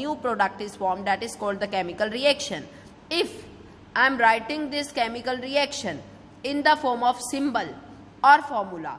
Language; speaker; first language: English; non-native, local second language; Hindi